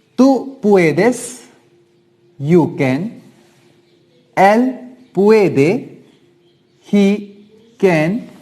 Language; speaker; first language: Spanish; non-native, learner; Hindi